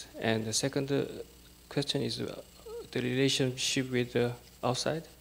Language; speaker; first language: English; non-native, learner; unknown